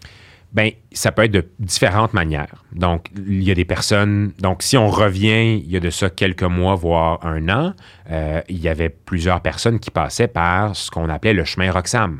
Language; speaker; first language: French; early bilingual, other home language; Arabic